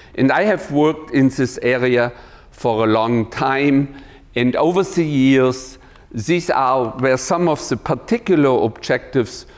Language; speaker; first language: English; non-native, fluent; German